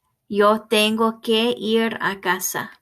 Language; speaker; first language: Spanish; non-native, fluent; English